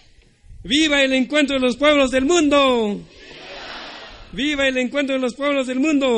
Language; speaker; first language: Spanish; non-native, local second language; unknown